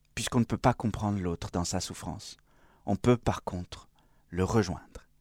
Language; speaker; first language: French; non-native, fluent; Spanish